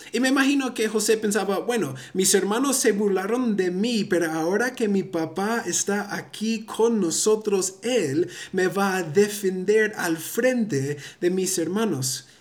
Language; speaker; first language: Spanish; early bilingual, heritage; Spanish